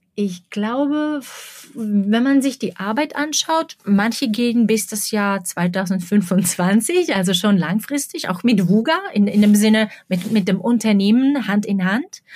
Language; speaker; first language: German; non-native, fluent; Slovak